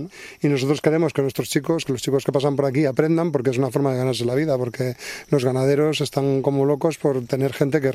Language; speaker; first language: Spanish; native; Spanish